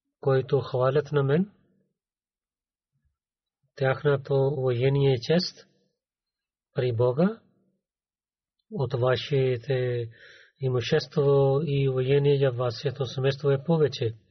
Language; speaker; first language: Bulgarian; non-native, learner; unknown